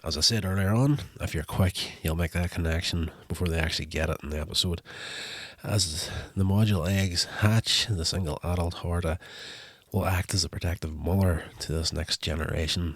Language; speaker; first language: English; native; English